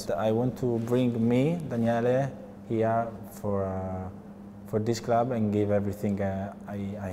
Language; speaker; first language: English; non-native, learner; Italian